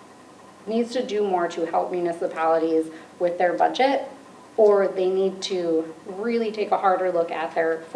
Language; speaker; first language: English; native; English